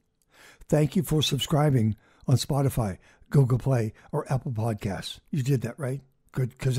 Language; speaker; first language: English; native; English